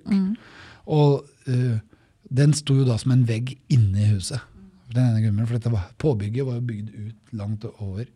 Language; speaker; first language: Norwegian; native; Norwegian